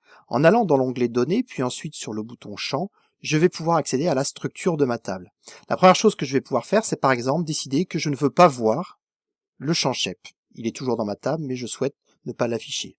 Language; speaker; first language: French; native; French